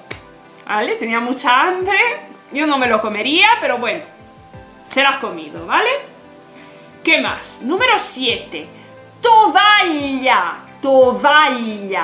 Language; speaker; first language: Spanish; non-native, fluent; Italian